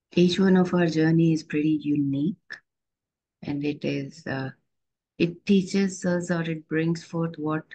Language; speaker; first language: English; non-native, local second language; Telugu